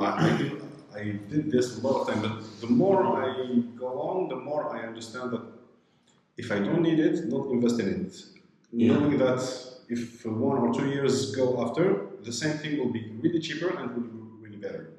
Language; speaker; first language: English; non-native, fluent; Arabic